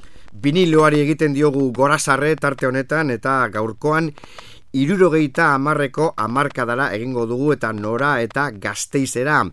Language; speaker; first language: Basque; native; Basque